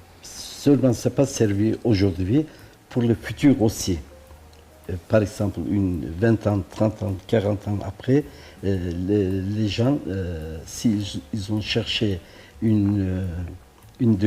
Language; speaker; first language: French; non-native, learner; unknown